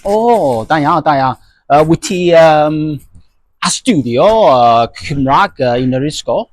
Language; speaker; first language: Welsh; non-native, learner; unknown